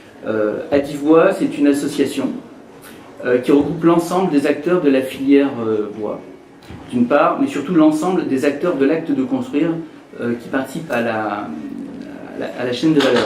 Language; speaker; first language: French; native; French